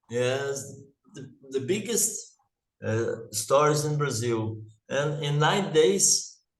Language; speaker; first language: English; non-native, learner; Portuguese